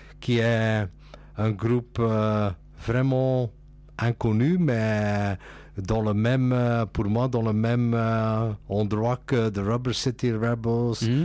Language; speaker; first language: French; non-native, local second language; Dutch